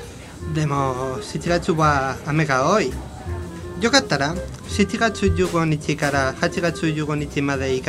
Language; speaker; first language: Japanese; non-native, learner; Spanish